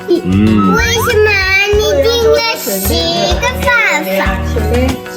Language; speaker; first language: Chinese; early bilingual, heritage; Chinese